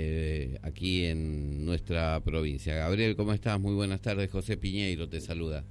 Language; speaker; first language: Spanish; native; Spanish